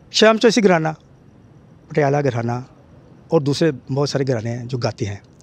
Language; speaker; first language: Urdu; non-native, local second language; Punjabi